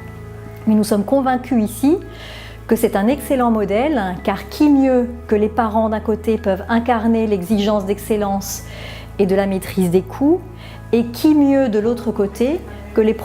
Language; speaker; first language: French; native; French